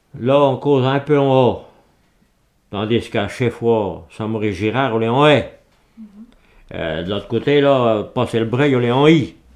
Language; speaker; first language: French; native; French